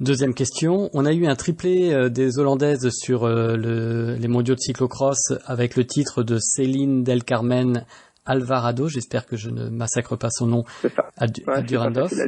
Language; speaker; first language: French; native; French